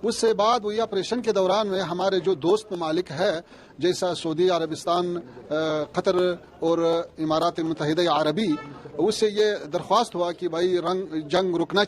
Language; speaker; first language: Hindi; non-native, fluent; Pashto